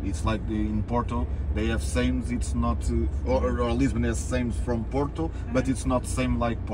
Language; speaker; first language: English; non-native, learner; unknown